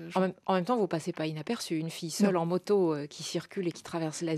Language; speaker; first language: French; native; French